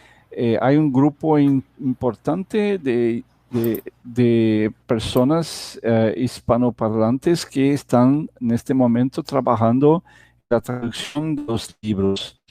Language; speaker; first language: Spanish; non-native, fluent; Portuguese